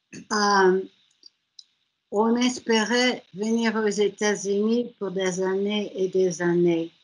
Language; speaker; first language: French; non-native, fluent; German